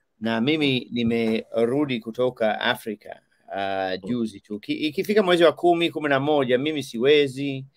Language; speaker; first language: Swahili; non-native, fluent; English